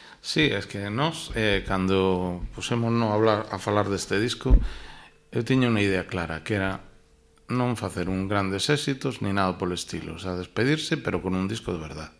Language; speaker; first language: Galician; non-native, local second language; Spanish